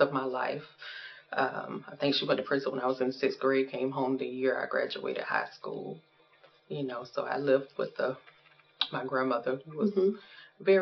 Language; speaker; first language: English; native; English